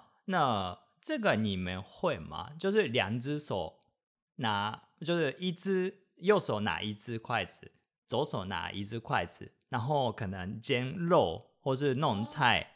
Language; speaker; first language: Chinese; non-native, fluent; Japanese